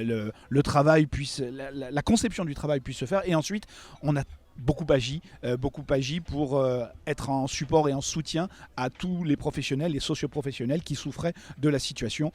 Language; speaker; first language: French; native; French